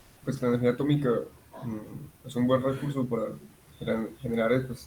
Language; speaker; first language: Spanish; native; Spanish